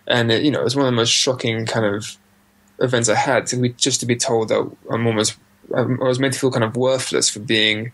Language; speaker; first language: English; native; English